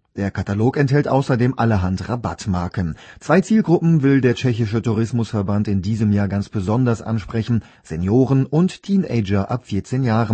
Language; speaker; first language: German; native; German